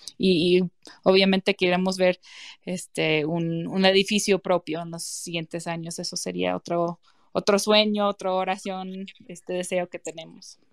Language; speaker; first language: Spanish; non-native, fluent; English